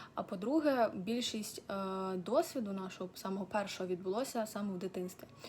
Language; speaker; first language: Ukrainian; non-native, local second language; Russian